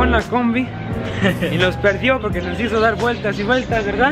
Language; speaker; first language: Spanish; early bilingual, heritage; Spanish